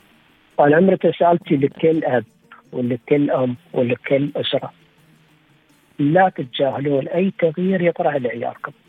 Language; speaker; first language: Arabic; native; Arabic